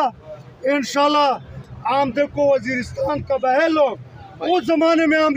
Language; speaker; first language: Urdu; non-native, local second language; Pashto